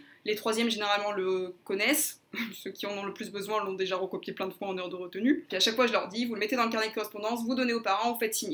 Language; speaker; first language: French; native; French